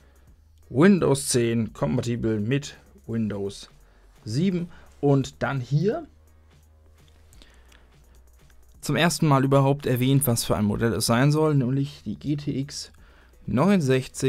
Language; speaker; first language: German; native; German